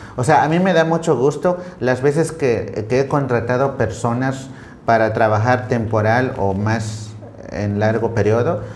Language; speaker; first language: Spanish; non-native, local second language; Tzotzil